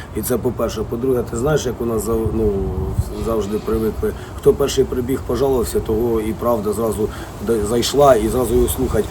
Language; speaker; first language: Ukrainian; non-native, local second language; Russian